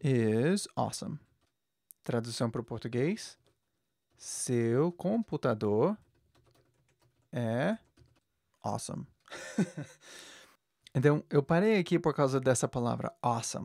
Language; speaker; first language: Portuguese; non-native, fluent; English